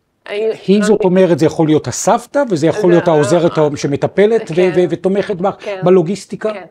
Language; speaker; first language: Hebrew; native; Hebrew